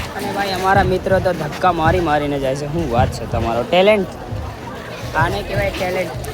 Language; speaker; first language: Gujarati; non-native, local second language; Rathawi